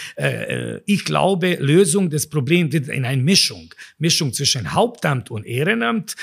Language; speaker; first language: German; non-native, fluent; Serbian